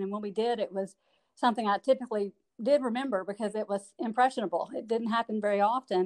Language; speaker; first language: English; native; English